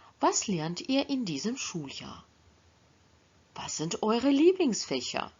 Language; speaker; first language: German; non-native, fluent; Ukrainian